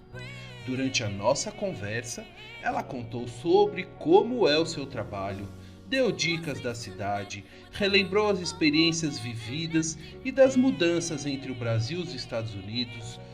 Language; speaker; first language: Portuguese; native; Portuguese